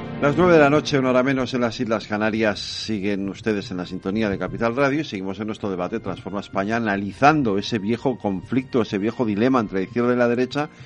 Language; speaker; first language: Spanish; native; Spanish